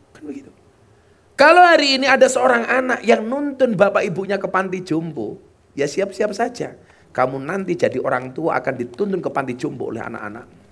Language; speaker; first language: Indonesian; non-native, local second language; Javanese